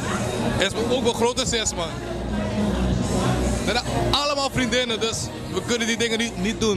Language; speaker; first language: Dutch; non-native, local second language; Papiamento